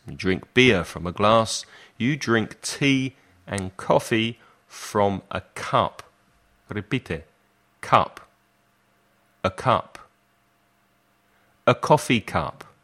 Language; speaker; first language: English; native; English